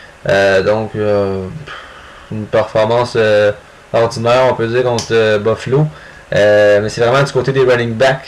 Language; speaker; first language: French; native; French